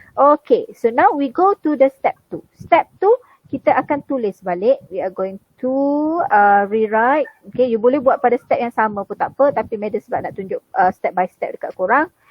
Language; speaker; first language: Malay; native; Malay